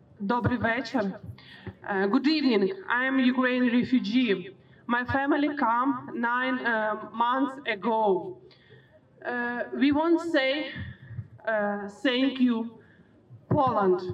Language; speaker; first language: English; non-native, learner; Ukrainian